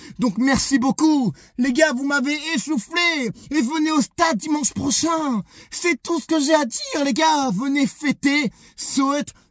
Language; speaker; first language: French; native; French